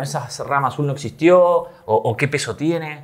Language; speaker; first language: Spanish; native; Spanish